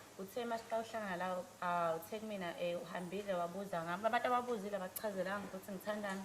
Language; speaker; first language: Zulu; native; Zulu